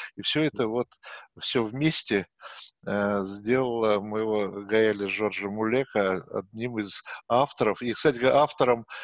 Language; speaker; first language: Russian; native; Russian